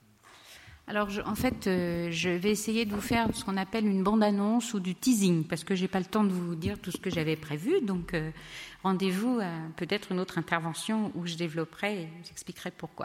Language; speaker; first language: French; native; French